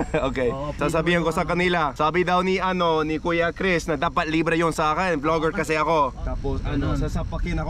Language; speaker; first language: Filipino; non-native, learner; English